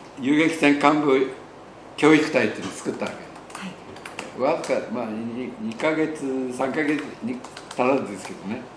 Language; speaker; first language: Japanese; native; Japanese